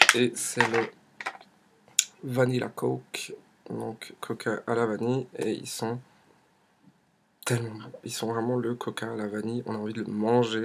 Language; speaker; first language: French; native; French